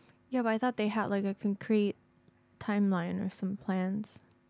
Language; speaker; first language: English; non-native, fluent; Japanese